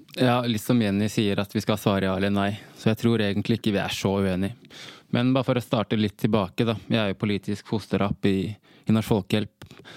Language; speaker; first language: Norwegian; native; Norwegian